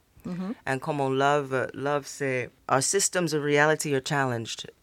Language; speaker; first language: English; native; English